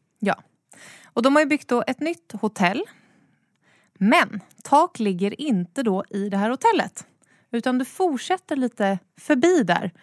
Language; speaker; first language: Swedish; native; Swedish